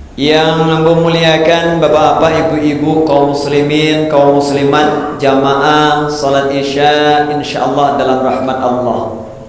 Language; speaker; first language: Malay; non-native, local second language; Minangkabau